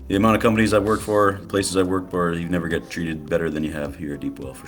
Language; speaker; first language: English; native; English